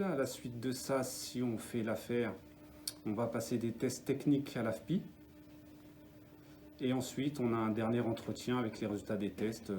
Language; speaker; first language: French; native; French